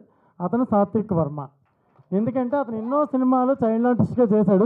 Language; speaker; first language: Telugu; native; Telugu